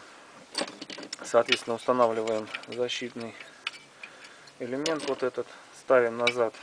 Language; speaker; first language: Russian; native; Russian